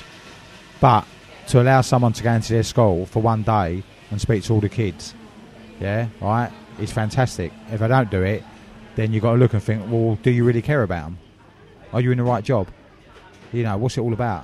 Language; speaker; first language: English; native; English